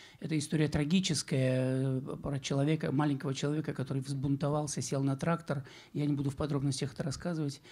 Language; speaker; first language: Russian; native; Russian